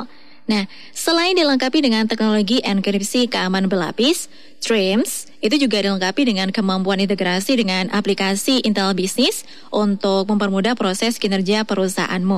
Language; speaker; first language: Indonesian; native; Indonesian